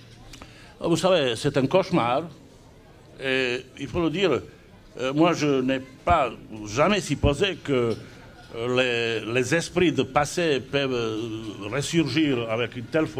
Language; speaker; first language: French; non-native, fluent; Serbian